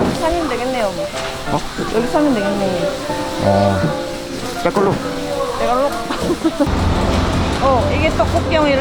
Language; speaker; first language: Korean; non-native, learner; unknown